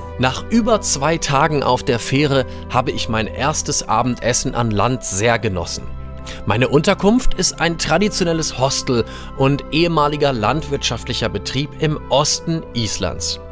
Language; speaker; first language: German; native; German